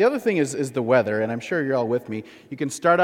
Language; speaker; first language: English; native; English